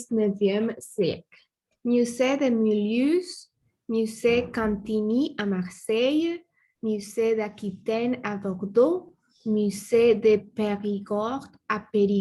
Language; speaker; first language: French; non-native, learner; Spanish